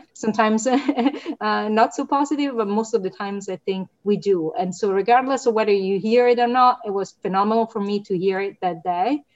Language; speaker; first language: English; non-native, fluent; Italian